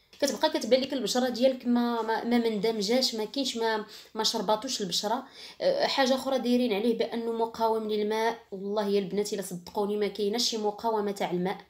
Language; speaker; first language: Arabic; native; Arabic